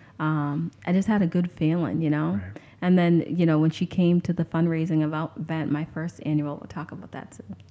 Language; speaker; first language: English; native; English